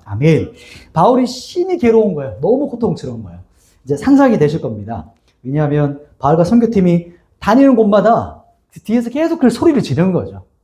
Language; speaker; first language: Korean; native; Korean